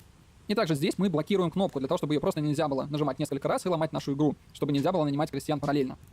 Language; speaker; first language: Russian; native; Russian